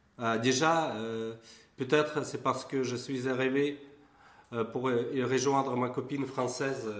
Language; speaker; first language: French; non-native, fluent; Russian